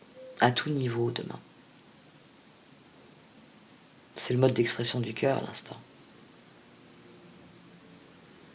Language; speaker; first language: French; native; French